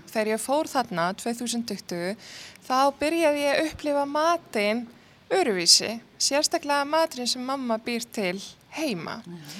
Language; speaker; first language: Icelandic; non-native, fluent; Arabic